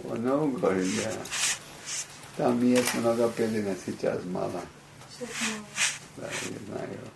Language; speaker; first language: Russian; non-native, learner; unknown